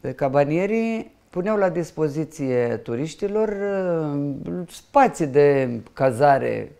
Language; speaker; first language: Romanian; non-native, local second language; Ukrainian